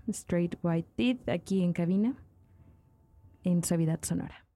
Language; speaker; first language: Spanish; native; Spanish